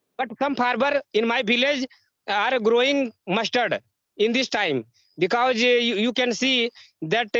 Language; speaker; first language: English; non-native, learner; Hindi